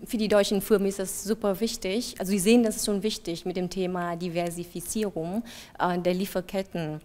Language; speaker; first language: German; non-native, fluent; Vietnamese